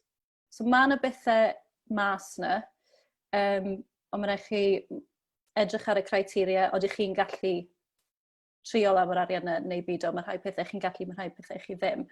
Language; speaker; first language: Welsh; native; Welsh